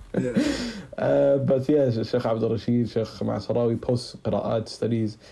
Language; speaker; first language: English; native; English